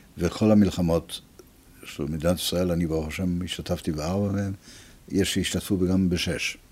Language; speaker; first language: Hebrew; early bilingual, other home language; Italian